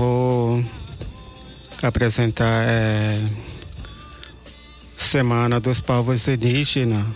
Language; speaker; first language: Portuguese; non-native, local second language; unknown